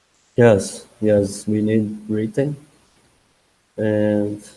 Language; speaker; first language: English; non-native, learner; Portuguese